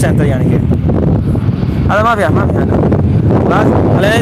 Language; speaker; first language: Arabic; non-native, learner; Punjabi